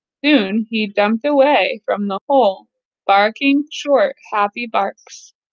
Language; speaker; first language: English; native; English